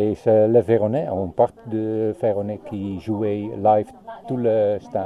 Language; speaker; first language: French; non-native, learner; Dutch